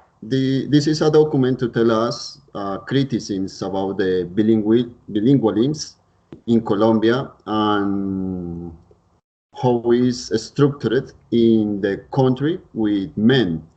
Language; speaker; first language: English; non-native, learner; Spanish